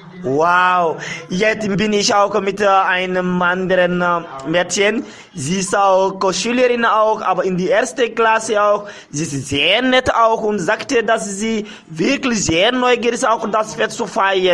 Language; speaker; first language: German; non-native, learner; Bambara